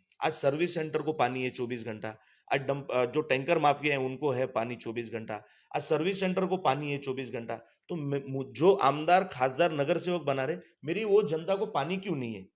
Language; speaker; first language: Hindi; non-native, local second language; Gujarati